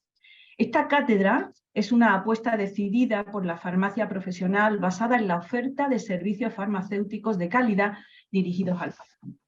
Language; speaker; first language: Spanish; native; Spanish